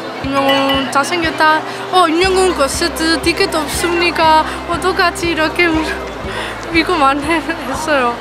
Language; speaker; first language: Korean; non-native, learner; Spanish